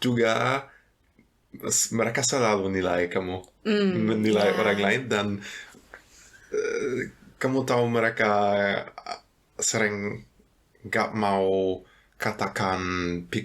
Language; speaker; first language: Indonesian; non-native, fluent; German